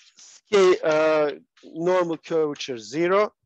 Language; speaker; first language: English; non-native, fluent; Turkish